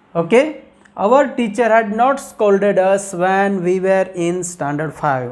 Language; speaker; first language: English; non-native, local second language; Gujarati